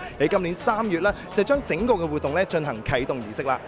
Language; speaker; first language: Cantonese; native; Cantonese